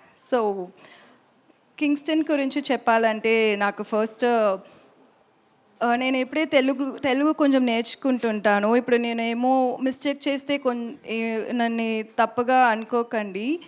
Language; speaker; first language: Telugu; non-native, learner; Tamil